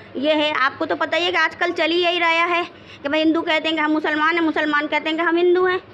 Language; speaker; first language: Hindi; native; Hindi